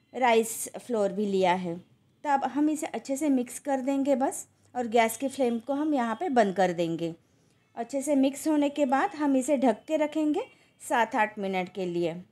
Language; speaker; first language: Hindi; non-native, local second language; Marathi